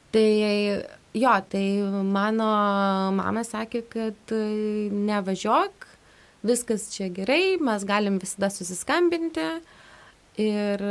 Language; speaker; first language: Lithuanian; non-native, fluent; Russian